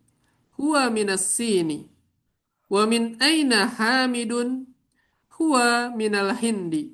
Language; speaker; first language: Arabic; non-native, learner; Indonesian